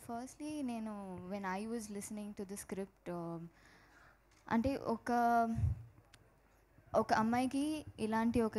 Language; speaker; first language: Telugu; non-native, learner; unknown